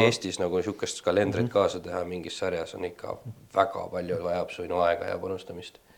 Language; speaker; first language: Estonian; native; Estonian